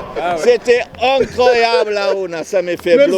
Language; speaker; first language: French; non-native, learner; German